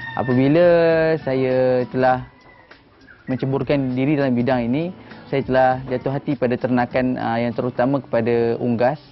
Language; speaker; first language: Malay; native; Malay